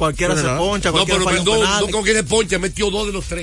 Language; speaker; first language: Spanish; native; Spanish